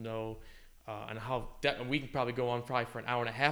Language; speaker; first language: English; native; English